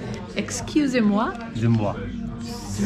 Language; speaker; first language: French; non-native, learner; Hindi